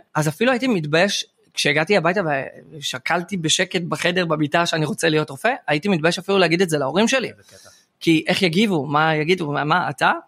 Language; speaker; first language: Hebrew; native; Hebrew